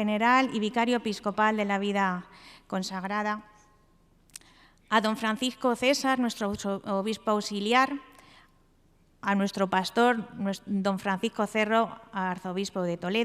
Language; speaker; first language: Spanish; native; Spanish